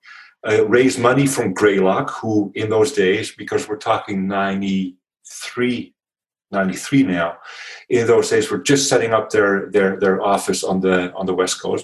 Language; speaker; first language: English; non-native, fluent; Dutch